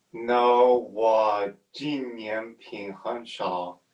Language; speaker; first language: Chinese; non-native, learner; English